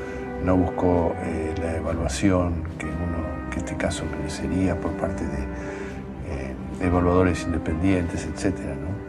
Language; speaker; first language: Spanish; native; Spanish